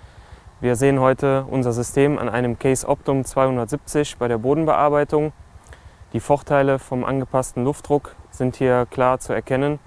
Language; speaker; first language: German; native; German